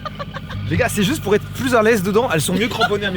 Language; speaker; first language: French; native; French